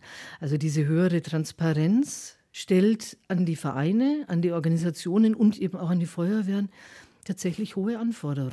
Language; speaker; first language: German; native; German